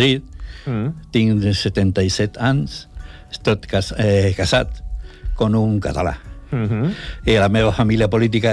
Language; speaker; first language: Catalan; non-native, learner; Portuguese